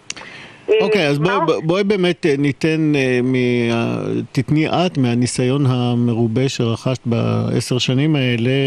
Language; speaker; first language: Hebrew; native; Hebrew